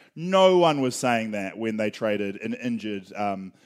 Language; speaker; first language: English; native; English